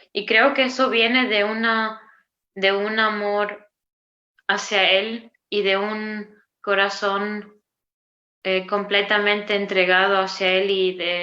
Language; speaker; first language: Spanish; non-native, learner; Romanian